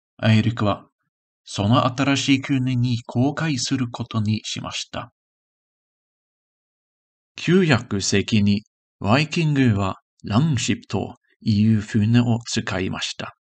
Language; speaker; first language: Japanese; non-native, learner; English